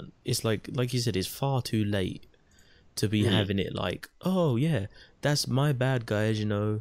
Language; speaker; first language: English; native; English